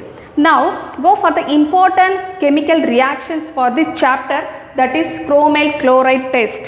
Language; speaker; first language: English; non-native, local second language; Tamil